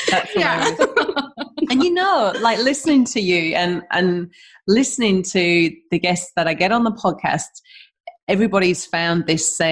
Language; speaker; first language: English; native; English